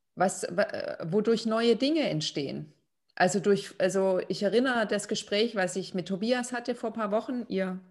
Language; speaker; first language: German; non-native, fluent; Lithuanian